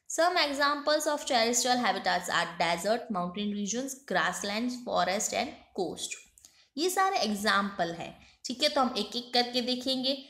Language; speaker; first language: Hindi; non-native, local second language; Gujarati